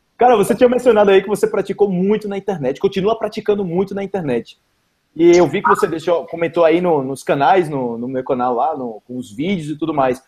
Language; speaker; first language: Portuguese; native; Portuguese